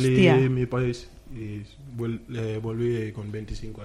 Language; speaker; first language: Spanish; non-native, fluent; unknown